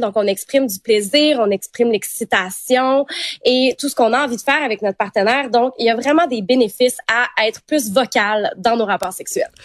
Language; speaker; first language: French; native; French